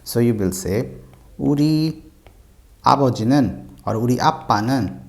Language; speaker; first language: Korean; non-native, fluent; Hindi